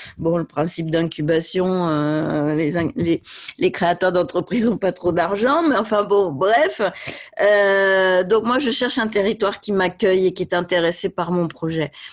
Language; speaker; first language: French; native; French